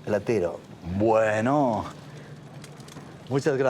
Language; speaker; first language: Spanish; native; Spanish